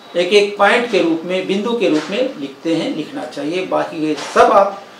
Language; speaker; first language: Hindi; non-native, local second language; Telugu